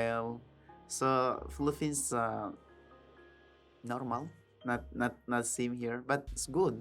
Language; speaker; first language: English; non-native, learner; Filipino